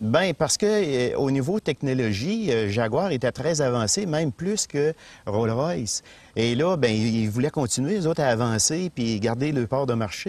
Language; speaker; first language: French; native; French